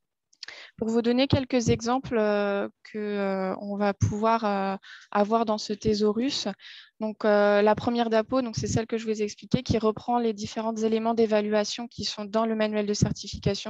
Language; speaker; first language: French; native; French